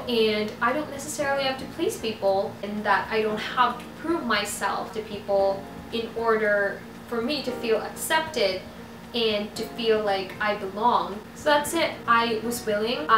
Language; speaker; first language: English; non-native, local second language; Filipino